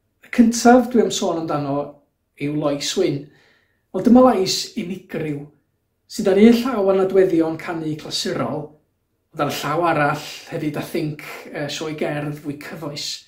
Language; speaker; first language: Welsh; native; Welsh